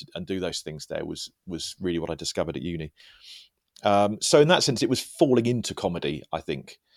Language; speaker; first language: English; native; English